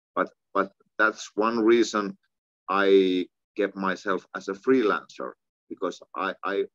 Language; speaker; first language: English; non-native, fluent; Finnish